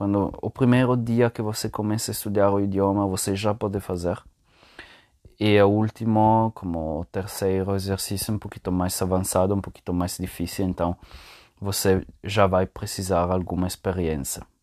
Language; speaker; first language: Portuguese; non-native, fluent; Italian